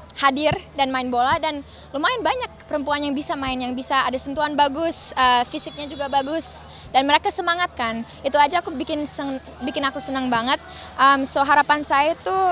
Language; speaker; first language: Indonesian; early bilingual, other home language; English